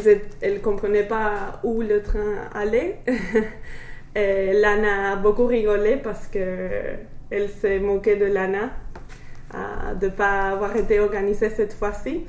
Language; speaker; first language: French; non-native, fluent; English